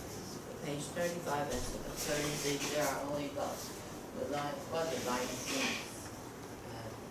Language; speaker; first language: English; non-native, learner; Chinese